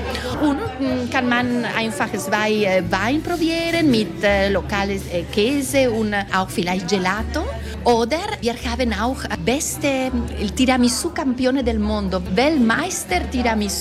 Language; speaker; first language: German; non-native, local second language; Italian